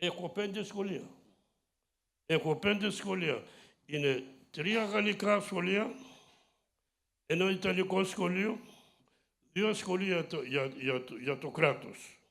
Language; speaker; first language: Greek; early bilingual, heritage; Greek